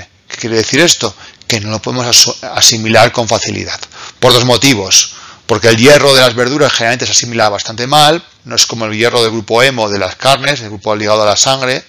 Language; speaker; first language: Spanish; native; Spanish